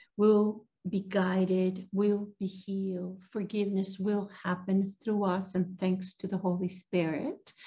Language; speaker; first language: English; non-native, fluent; Spanish